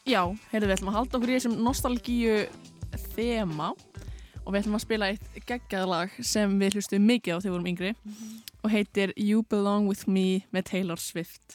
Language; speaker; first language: Icelandic; native; Icelandic